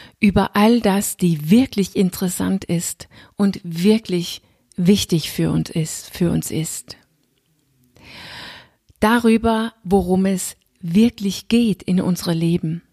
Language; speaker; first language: German; non-native, fluent; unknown